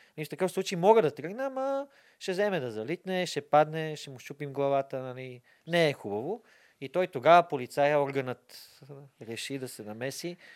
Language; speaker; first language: Bulgarian; native; Bulgarian